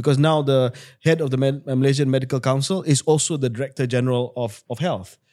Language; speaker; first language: English; non-native, local second language; Malay